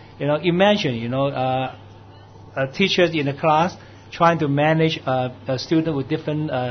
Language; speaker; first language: English; non-native, local second language; Cantonese